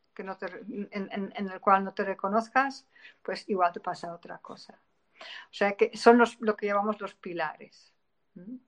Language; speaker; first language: Spanish; non-native, fluent; Dutch